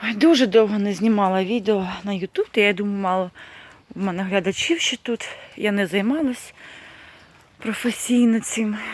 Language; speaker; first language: Ukrainian; non-native, local second language; Russian